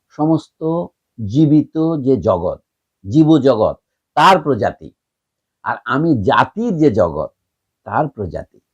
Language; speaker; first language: Bangla; native; Bangla